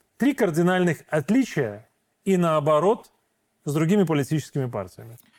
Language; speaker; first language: Russian; native; Russian